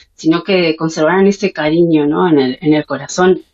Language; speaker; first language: Spanish; native; Spanish